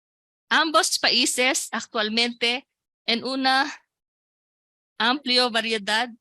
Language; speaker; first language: Spanish; non-native, local second language; Filipino